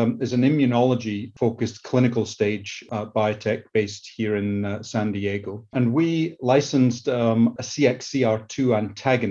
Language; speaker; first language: English; native; English